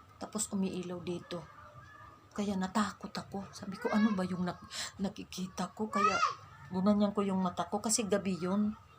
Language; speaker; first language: Filipino; non-native, local second language; Waray